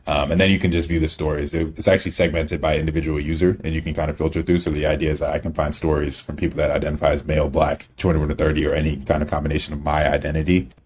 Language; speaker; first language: English; early bilingual, other home language; Igbo